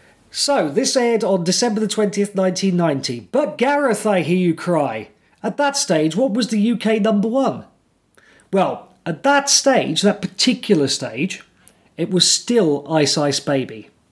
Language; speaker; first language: English; native; English